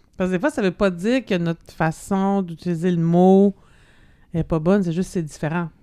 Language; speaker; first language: French; native; French